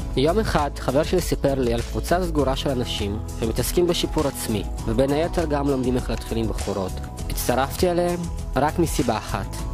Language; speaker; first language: Hebrew; early bilingual, other home language; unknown